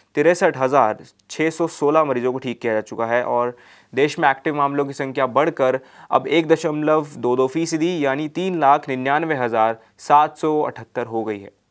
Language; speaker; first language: Hindi; native; Hindi